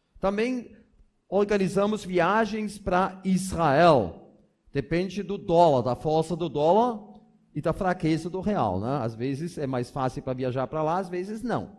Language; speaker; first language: Portuguese; non-native, fluent; German